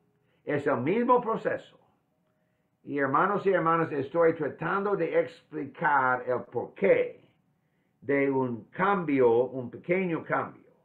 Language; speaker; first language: Spanish; non-native, fluent; English